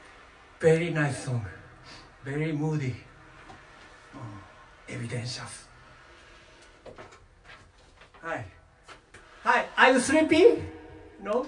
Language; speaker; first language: English; non-native, learner; Japanese